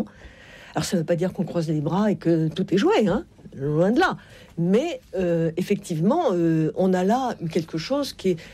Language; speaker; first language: French; native; French